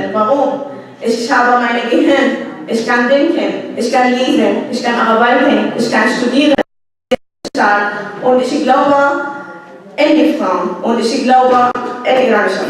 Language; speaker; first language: German; non-native, learner; Arabic